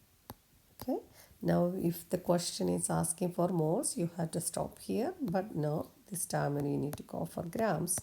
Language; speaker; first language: English; non-native, local second language; Malayalam